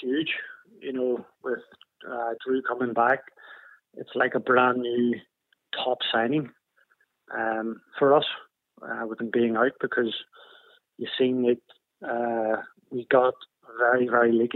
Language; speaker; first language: English; native; English